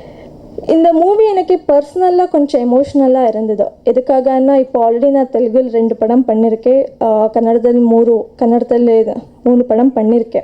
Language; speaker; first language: Tamil; non-native, learner; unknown